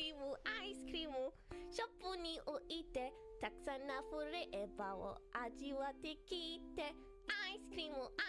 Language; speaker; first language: Japanese; non-native, learner; English